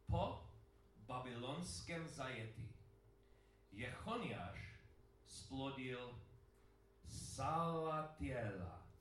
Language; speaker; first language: Czech; non-native, learner; English